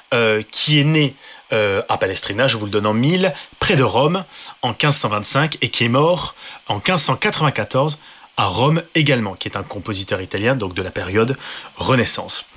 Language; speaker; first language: French; native; French